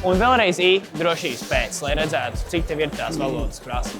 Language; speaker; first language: Latvian; native; Latvian